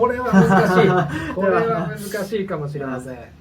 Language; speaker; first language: Japanese; native; Japanese